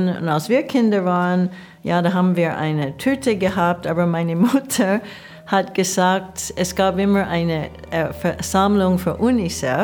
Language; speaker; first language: German; non-native, fluent; English